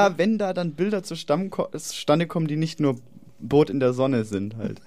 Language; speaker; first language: German; native; German